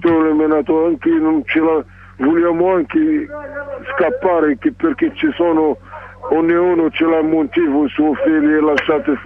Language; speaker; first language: Italian; non-native, learner; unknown